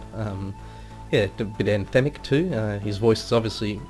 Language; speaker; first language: English; native; English